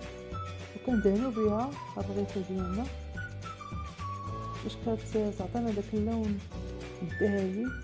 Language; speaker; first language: Arabic; native; Arabic